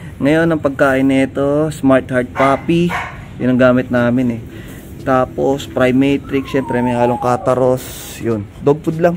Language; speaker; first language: Filipino; native; Filipino